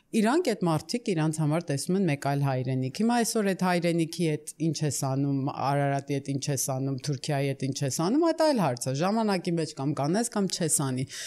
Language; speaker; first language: Armenian; early bilingual, heritage; Armenian